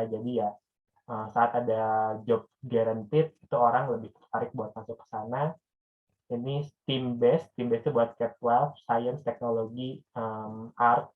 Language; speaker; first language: Indonesian; native; Indonesian